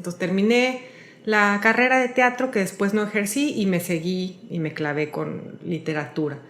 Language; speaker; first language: Spanish; early bilingual, heritage; Spanish